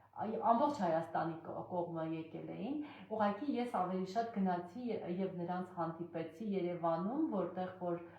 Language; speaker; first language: Armenian; native; Armenian